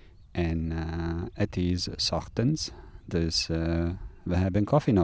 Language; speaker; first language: Dutch; non-native, fluent; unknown